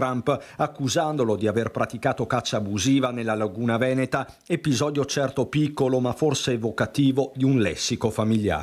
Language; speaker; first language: Italian; native; Italian